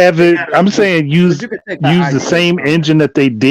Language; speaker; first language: English; native; English